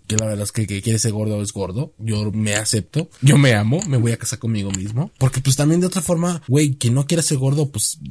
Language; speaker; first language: Spanish; native; Spanish